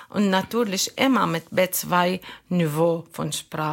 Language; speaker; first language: German; non-native, learner; Arabic